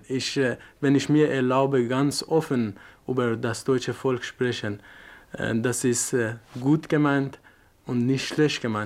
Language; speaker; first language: German; non-native, fluent; Persian